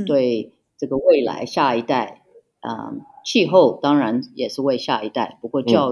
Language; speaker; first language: Chinese; early bilingual, heritage; Chinese